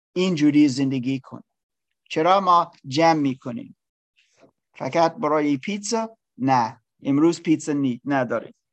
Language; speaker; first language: Persian; non-native, learner; English